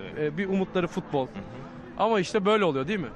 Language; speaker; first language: Turkish; native; Turkish